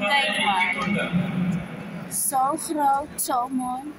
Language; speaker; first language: Dutch; non-native, fluent; Indonesian